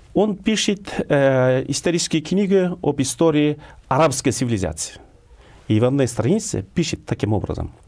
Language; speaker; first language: Russian; non-native, local second language; Kyrgyz